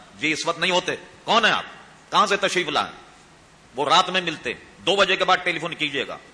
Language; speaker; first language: Urdu; native; Urdu